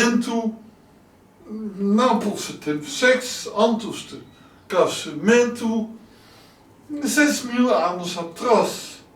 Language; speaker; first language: Portuguese; non-native, learner; Dutch